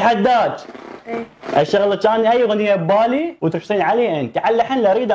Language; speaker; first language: Arabic; native; Arabic